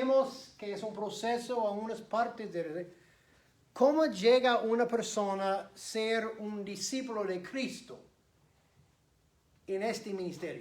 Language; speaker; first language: Spanish; non-native, fluent; English